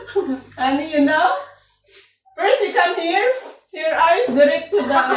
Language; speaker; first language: English; non-native, learner; Filipino